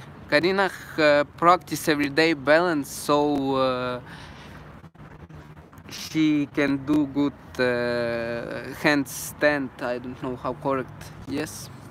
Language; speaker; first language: English; non-native, learner; Russian